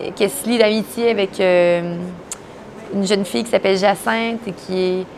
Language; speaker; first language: French; native; French